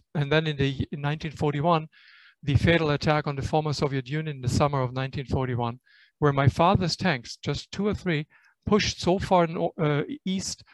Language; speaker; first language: English; non-native, fluent; German